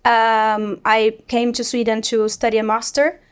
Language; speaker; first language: English; non-native, fluent; Portuguese